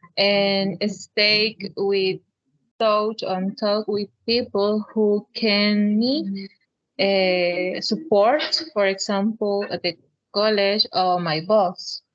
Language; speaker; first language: English; non-native, learner; Spanish